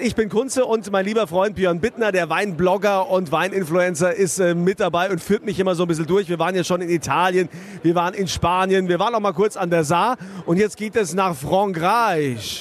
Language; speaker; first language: German; native; German